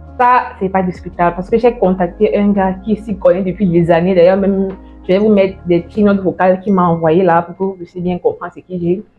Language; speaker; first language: French; native; French